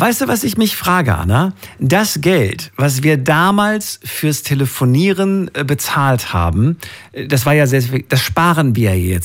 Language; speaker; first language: German; native; German